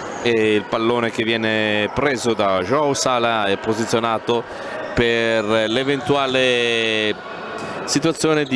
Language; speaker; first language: Italian; native; Italian